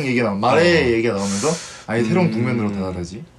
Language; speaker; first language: Korean; native; Korean